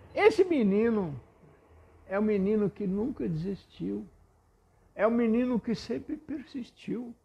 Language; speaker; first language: Portuguese; non-native, local second language; German